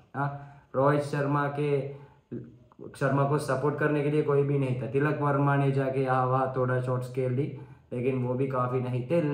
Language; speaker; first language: Hindi; non-native, learner; Sinhala